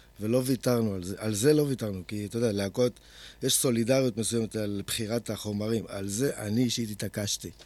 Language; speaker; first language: Hebrew; native; Hebrew